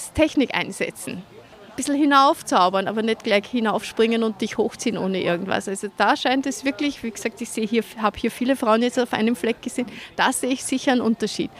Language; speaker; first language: German; native; German